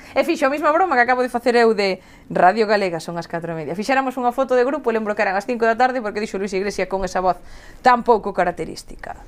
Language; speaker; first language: Galician; native; Galician